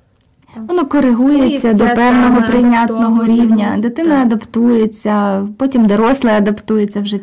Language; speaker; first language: Ukrainian; native; Ukrainian